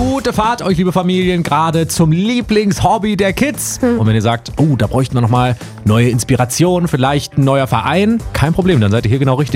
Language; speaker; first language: German; native; German